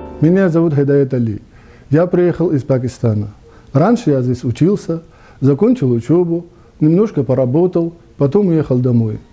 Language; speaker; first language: Russian; non-native, fluent; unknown